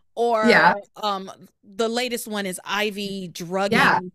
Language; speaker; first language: English; native; English